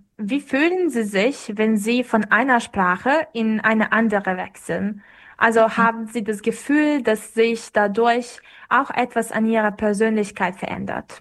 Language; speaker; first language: German; non-native, fluent; Serbian